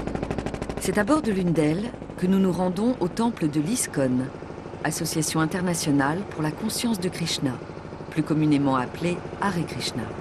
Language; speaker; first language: French; native; French